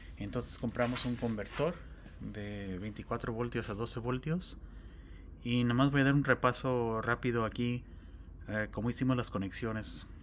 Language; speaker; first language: Spanish; early bilingual, heritage; Spanish